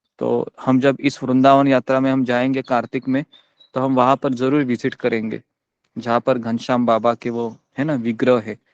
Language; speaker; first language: Hindi; non-native, local second language; Marathi